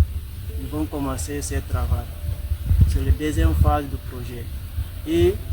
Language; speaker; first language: French; non-native, fluent; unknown